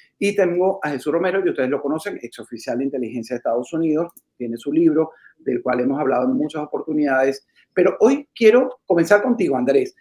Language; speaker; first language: Spanish; native; Spanish